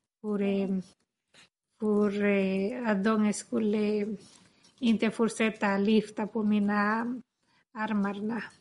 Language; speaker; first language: Swedish; non-native, learner; Spanish